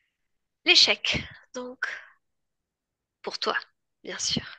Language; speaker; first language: French; native; French